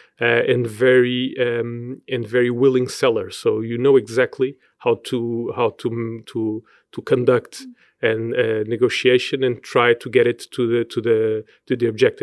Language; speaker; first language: English; non-native, fluent; Portuguese